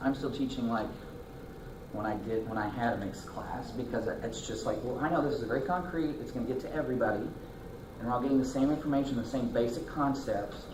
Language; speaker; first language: English; native; English